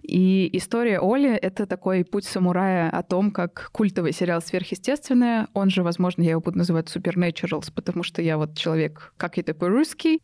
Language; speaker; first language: Russian; native; Russian